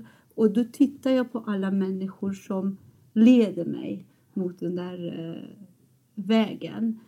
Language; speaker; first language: Swedish; non-native, fluent; Persian